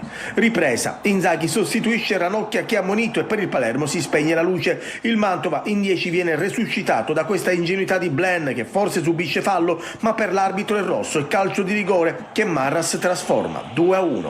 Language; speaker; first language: Italian; native; Italian